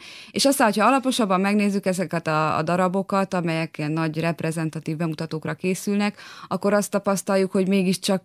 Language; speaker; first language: Hungarian; native; Hungarian